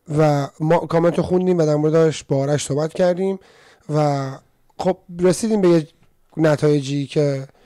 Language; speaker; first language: Persian; native; Persian